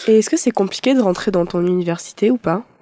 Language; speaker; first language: French; native; French